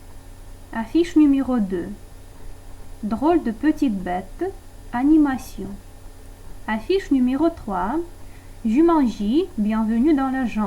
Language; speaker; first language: French; non-native, fluent; Russian